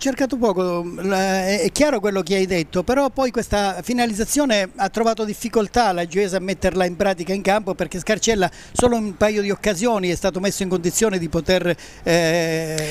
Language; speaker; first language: Italian; native; Italian